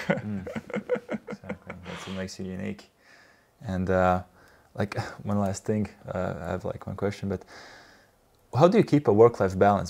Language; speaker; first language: English; non-native, fluent; Latvian